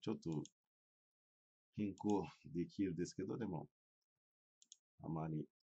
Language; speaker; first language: Japanese; non-native, fluent; Portuguese